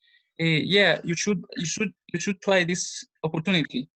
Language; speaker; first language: English; non-native, learner; Spanish